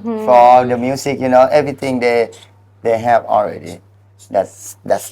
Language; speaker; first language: English; non-native, learner; Thai